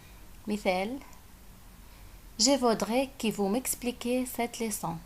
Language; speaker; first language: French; non-native, fluent; Arabic